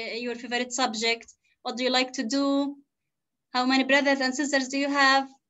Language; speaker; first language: English; non-native, fluent; Arabic